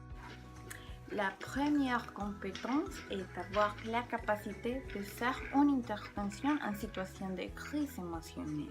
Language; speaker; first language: French; non-native, learner; Spanish